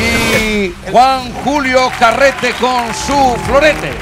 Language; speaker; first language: Spanish; native; Spanish